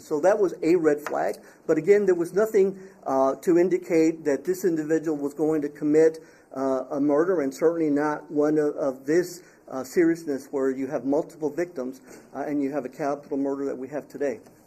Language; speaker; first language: English; early bilingual, other home language; Spanish